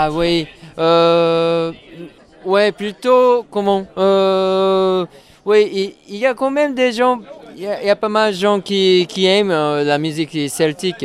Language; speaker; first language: French; non-native, fluent; Japanese